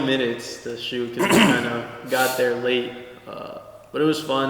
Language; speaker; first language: English; native; English